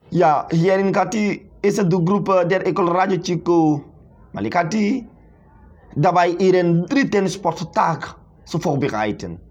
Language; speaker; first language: German; non-native, fluent; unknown